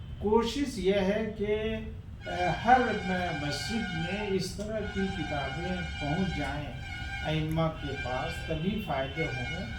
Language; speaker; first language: Urdu; native; Urdu